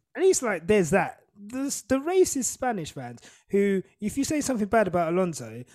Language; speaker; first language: English; native; English